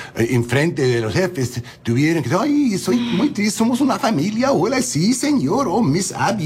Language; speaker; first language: Spanish; early bilingual, heritage; English